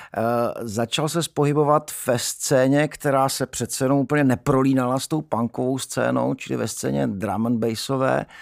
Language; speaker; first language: Czech; native; Czech